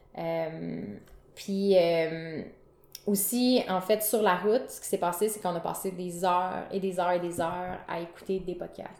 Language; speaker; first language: French; native; French